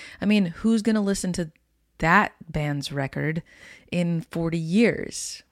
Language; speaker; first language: English; native; English